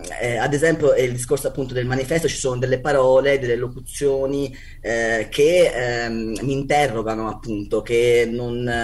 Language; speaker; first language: Italian; native; Italian